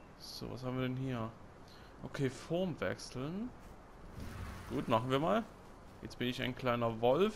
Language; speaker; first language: German; native; German